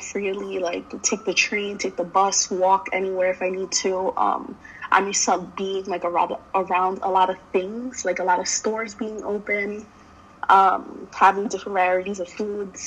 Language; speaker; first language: English; native; English